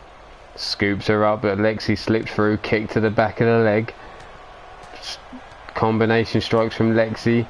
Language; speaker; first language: English; native; English